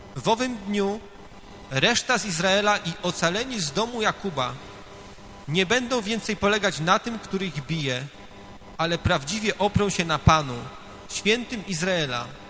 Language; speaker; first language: Polish; native; Polish